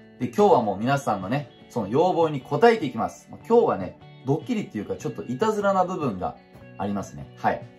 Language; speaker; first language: Japanese; non-native, fluent; Turkish